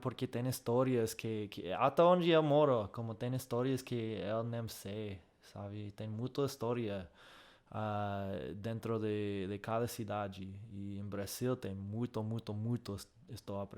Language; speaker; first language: Portuguese; non-native, fluent; English